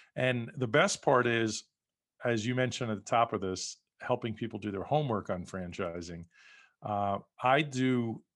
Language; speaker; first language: English; native; English